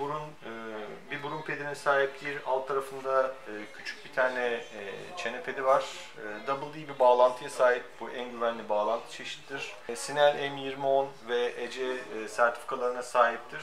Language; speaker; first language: Turkish; native; Turkish